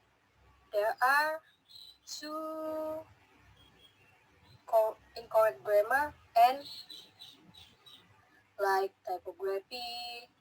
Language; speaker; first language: English; non-native, learner; Indonesian